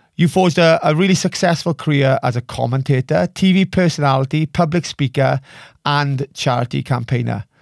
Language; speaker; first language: English; native; English